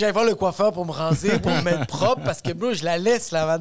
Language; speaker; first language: French; native; French